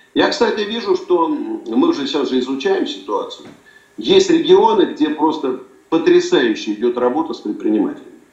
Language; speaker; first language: Russian; native; Russian